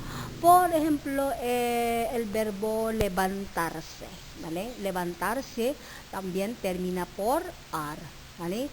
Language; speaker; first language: Spanish; non-native, fluent; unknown